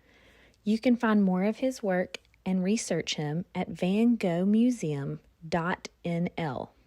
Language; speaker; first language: English; native; English